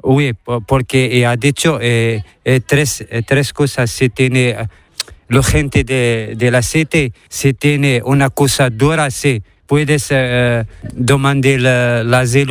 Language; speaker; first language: Spanish; non-native, learner; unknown